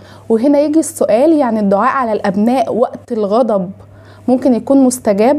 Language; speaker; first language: Arabic; native; Arabic